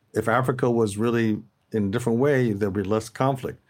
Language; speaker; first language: English; native; English